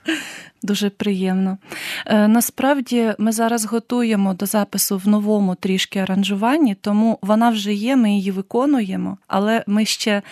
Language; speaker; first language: Ukrainian; native; Ukrainian